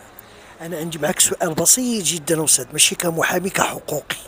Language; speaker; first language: Arabic; native; Arabic